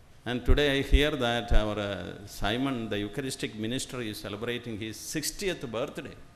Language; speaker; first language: English; non-native, local second language; Malayalam